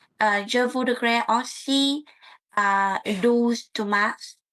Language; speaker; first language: French; non-native, learner; Vietnamese